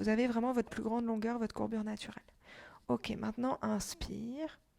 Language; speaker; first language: French; native; French